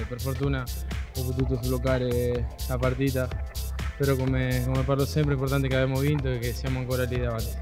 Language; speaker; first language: Italian; non-native, fluent; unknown